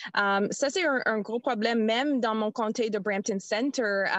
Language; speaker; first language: French; non-native, learner; English